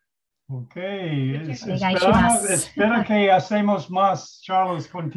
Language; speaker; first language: Spanish; non-native, learner; English